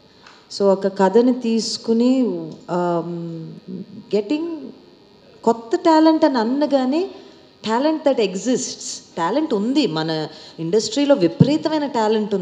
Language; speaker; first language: Telugu; native; Telugu